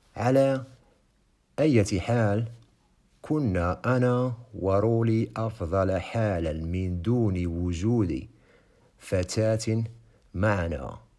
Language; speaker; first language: Arabic; non-native, fluent; Indonesian